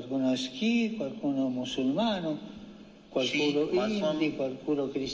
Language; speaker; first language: Italian; non-native, fluent; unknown